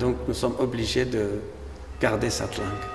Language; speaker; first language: French; non-native, fluent; Aramaic